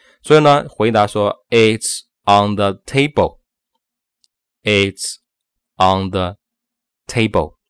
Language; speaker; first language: English; non-native, fluent; Chinese